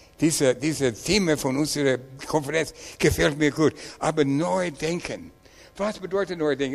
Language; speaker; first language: German; non-native, learner; English